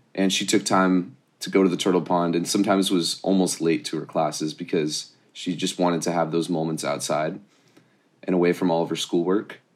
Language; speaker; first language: English; native; English